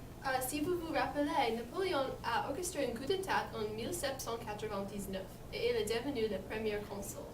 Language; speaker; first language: French; non-native, learner; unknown